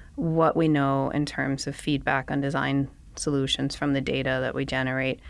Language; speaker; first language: English; non-native, fluent; Danish